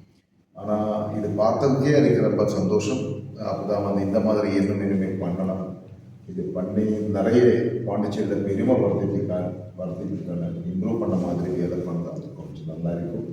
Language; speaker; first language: Tamil; non-native, local second language; Malayalam